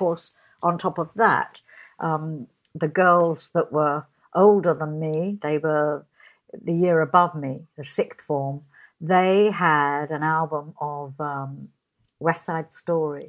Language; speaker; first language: English; native; English